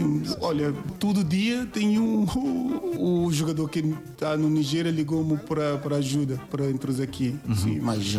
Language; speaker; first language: Portuguese; non-native, learner; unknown